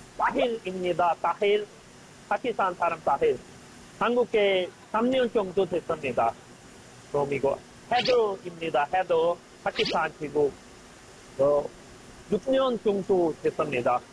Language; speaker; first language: Korean; non-native, learner; Punjabi